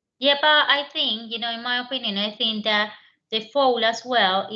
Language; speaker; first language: English; non-native, learner; Spanish